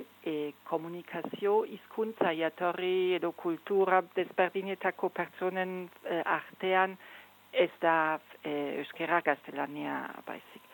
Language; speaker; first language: Basque; non-native, fluent; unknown